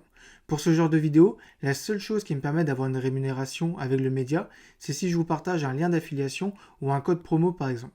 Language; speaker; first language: French; native; French